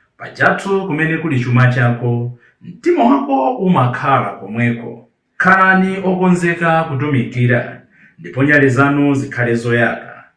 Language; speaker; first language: Nyanja; native; Nyanja